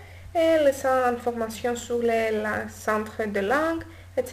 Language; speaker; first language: French; non-native, learner; Greek